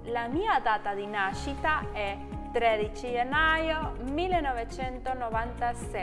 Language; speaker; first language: Italian; non-native, learner; Spanish